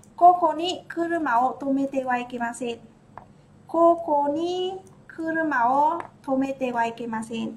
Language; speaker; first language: Japanese; non-native, fluent; Vietnamese